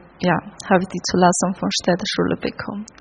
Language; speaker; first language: German; non-native, learner; Chinese